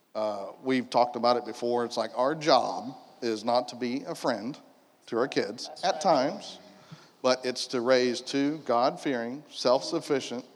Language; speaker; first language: English; native; English